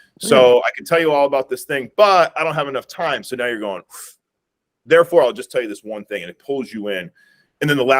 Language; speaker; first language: English; native; English